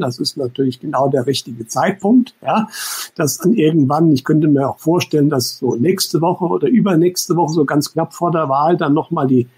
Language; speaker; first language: German; native; German